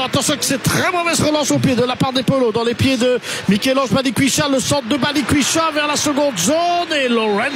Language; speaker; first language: French; native; French